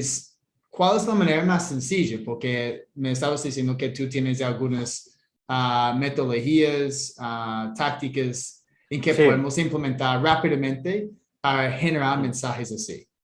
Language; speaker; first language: Spanish; non-native, fluent; English